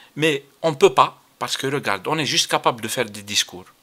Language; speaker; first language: French; non-native, local second language; Arabic